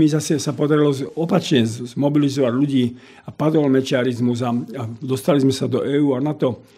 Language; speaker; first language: Slovak; native; Slovak